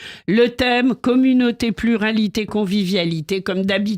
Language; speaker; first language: French; native; French